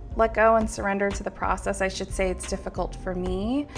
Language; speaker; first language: English; early bilingual, other home language; Filipino